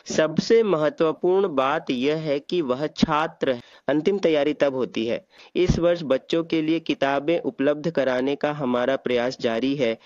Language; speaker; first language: Hindi; non-native, local second language; Marathi